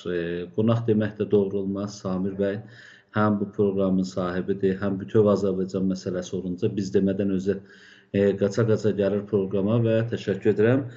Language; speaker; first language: Azerbaijani; native; Azerbaijani